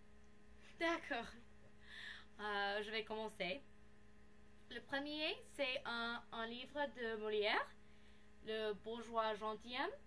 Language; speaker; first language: French; non-native, learner; English